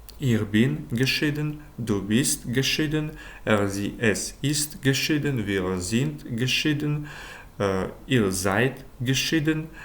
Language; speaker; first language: German; non-native, fluent; Ukrainian